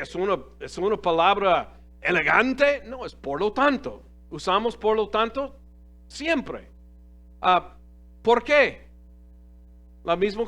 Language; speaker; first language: Spanish; non-native, fluent; English